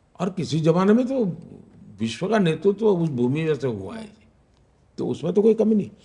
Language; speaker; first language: Hindi; non-native, local second language; Gujarati